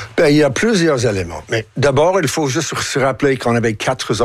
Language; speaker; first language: French; non-native, fluent; English